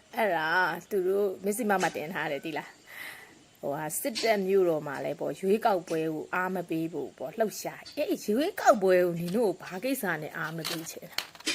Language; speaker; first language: Burmese; native; Burmese